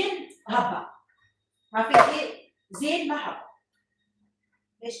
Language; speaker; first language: Arabic; non-native, learner; Indonesian